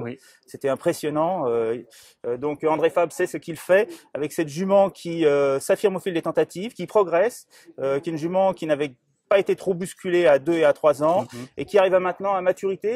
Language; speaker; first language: French; native; French